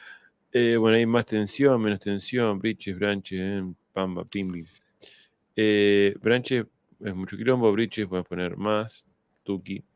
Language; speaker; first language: Spanish; native; Spanish